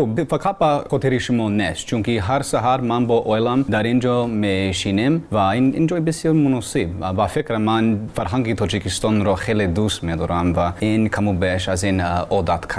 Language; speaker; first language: Tajik; non-native, learner; English